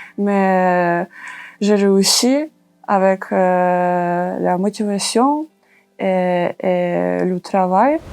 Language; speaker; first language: French; non-native, learner; Ukrainian